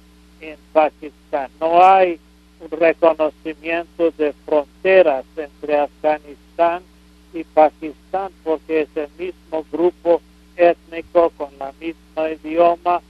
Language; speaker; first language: Spanish; non-native, fluent; English